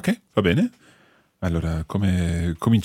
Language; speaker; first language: Italian; non-native, fluent; English